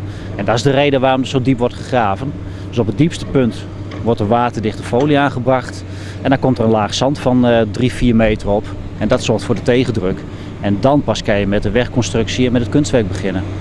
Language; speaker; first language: Dutch; native; Dutch